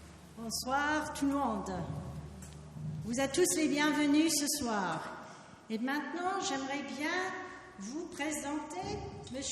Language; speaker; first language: French; non-native, learner; English